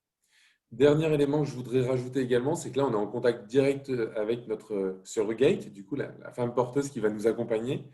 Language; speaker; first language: French; native; French